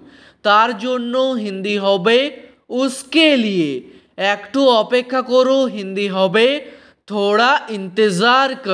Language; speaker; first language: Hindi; non-native, fluent; Bangla